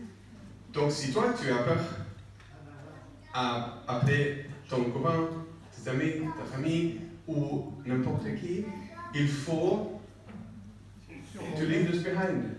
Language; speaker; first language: French; non-native, learner; English